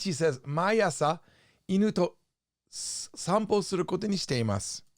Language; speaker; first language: Japanese; non-native, fluent; English